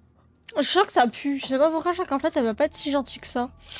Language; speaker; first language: French; native; French